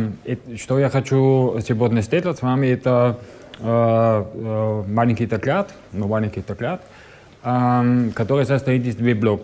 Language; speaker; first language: Russian; non-native, learner; German